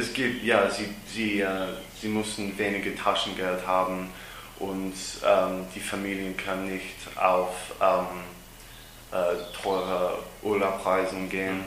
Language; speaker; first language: German; non-native, learner; English